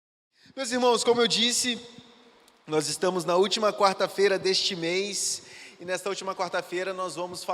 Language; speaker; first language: Portuguese; native; Portuguese